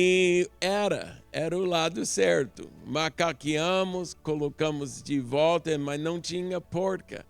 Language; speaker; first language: Portuguese; non-native, local second language; English